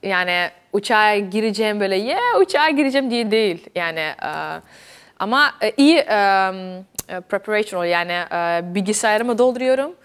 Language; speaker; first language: Turkish; early bilingual, heritage; Dutch